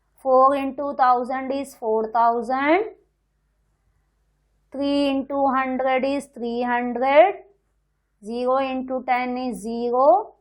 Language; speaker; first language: English; non-native, local second language; Hindi